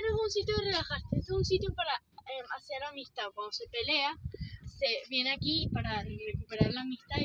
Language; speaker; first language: Spanish; early bilingual, heritage; Spanish